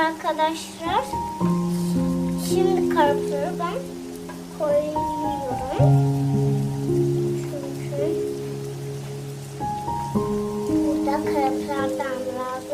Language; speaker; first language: Turkish; early bilingual, heritage; Turkish